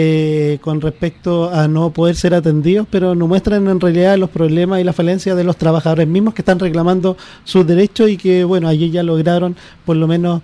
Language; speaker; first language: Spanish; native; Spanish